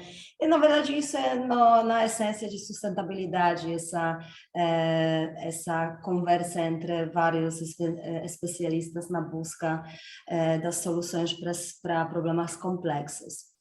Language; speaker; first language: Portuguese; non-native, fluent; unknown